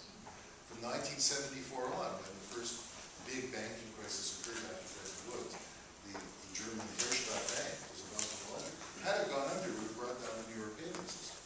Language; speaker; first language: English; native; English